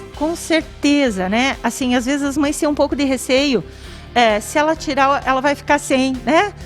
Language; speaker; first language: Portuguese; native; Portuguese